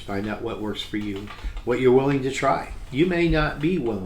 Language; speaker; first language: English; native; English